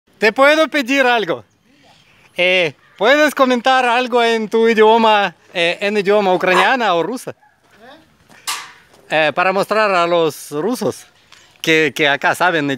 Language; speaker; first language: Spanish; non-native, learner; Russian